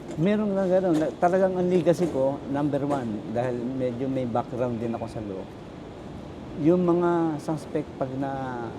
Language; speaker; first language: Filipino; native; Filipino